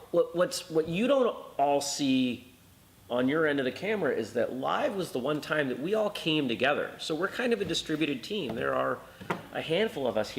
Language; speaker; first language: English; native; English